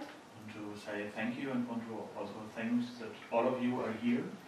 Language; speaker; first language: English; non-native, fluent; Polish